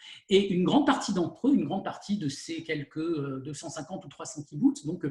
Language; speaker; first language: French; native; French